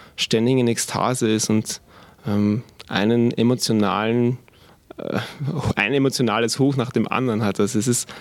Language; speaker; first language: German; native; German